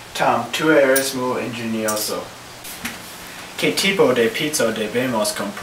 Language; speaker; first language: Spanish; non-native, learner; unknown